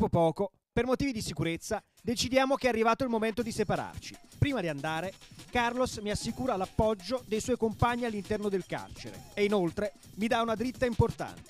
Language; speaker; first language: Italian; native; Italian